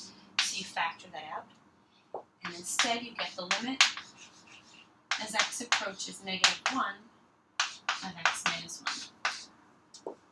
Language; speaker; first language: English; native; English